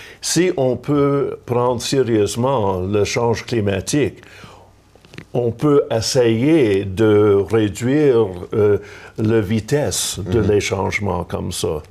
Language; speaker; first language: French; non-native, local second language; English